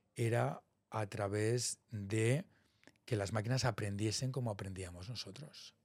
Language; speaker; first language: Spanish; native; Spanish